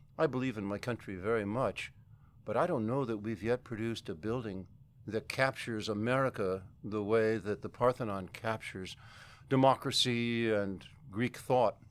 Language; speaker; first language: English; native; English